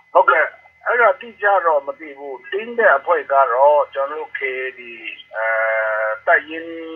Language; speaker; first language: Burmese; non-native, local second language; Kachin